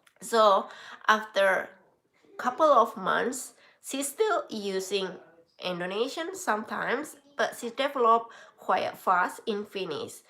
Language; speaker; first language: English; non-native, learner; Indonesian